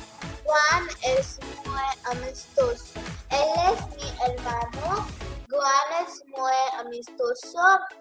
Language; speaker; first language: Spanish; non-native, learner; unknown